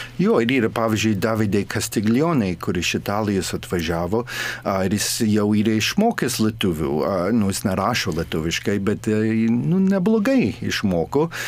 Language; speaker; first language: Lithuanian; early bilingual, heritage; English